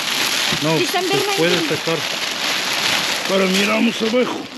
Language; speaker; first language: Spanish; non-native, learner; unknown